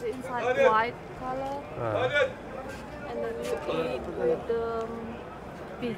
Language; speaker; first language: English; non-native, learner; Arabic